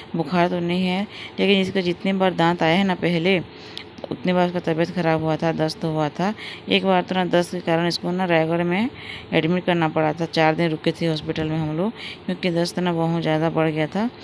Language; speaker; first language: Hindi; non-native, local second language; Odia